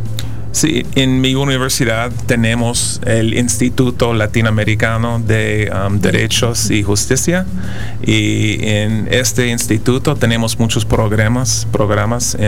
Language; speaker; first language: Spanish; non-native, fluent; English